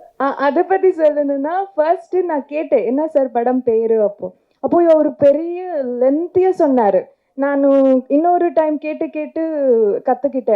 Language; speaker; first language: Tamil; non-native, learner; Kannada